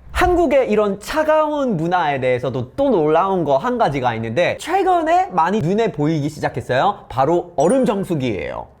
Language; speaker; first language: Korean; non-native, fluent; English